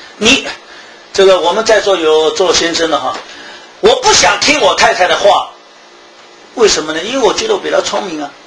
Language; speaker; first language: Chinese; early bilingual, heritage; Chinese